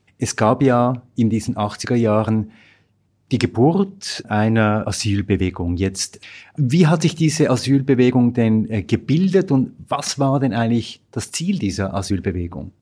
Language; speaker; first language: German; native; German